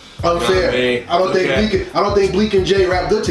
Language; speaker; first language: English; native; English